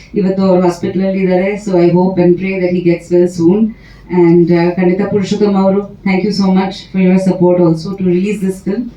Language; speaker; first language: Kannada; non-native, fluent; Bangla